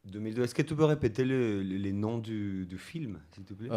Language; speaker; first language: French; non-native, fluent; Spanish